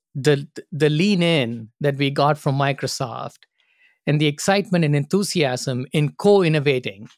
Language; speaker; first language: English; non-native, local second language; Tamil